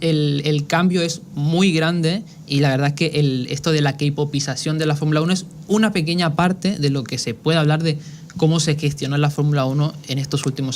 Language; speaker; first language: Spanish; native; Spanish